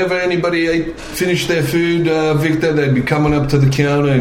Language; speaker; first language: English; native; English